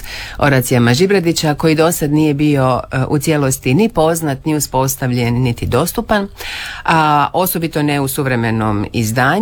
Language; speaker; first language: Serbian; native; Serbian